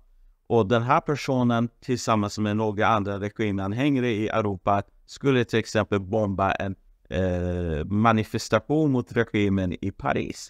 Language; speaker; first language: Swedish; non-native, fluent; Persian